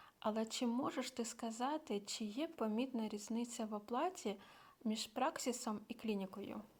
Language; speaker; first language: Ukrainian; native; Ukrainian